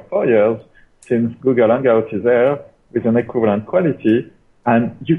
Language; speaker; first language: English; non-native, fluent; French